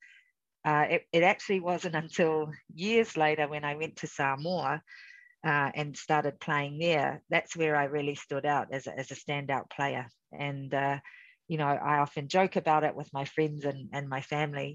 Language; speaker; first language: English; native; English